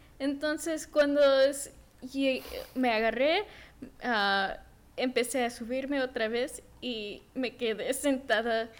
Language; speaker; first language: Spanish; early bilingual, heritage; Spanish